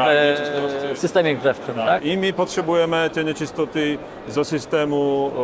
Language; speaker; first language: Polish; non-native, learner; Slovak